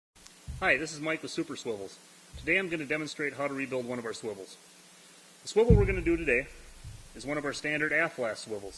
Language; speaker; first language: English; native; English